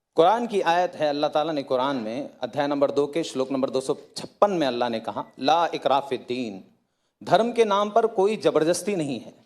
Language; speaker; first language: Hindi; native; Hindi